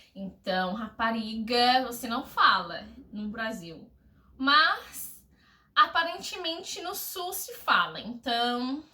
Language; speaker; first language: Portuguese; non-native, fluent; English